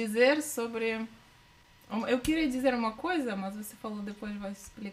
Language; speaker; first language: Portuguese; non-native, learner; Russian